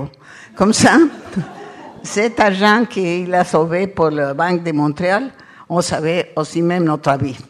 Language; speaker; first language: French; non-native, learner; Spanish